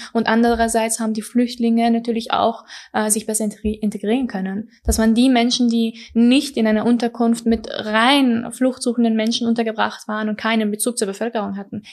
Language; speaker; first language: German; early bilingual, other home language; Persian